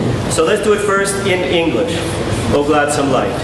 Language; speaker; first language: English; native; English